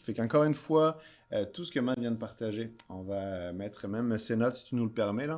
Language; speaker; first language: French; native; French